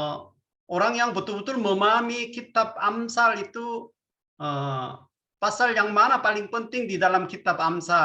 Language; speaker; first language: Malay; non-native, fluent; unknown